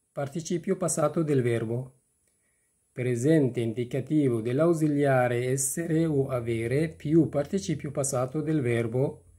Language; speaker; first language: Italian; non-native, fluent; Persian